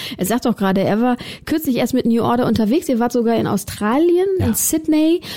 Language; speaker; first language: German; native; German